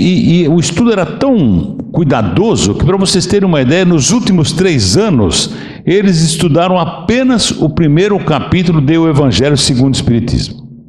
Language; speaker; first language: Portuguese; native; Portuguese